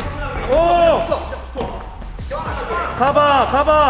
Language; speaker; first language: Korean; native; Korean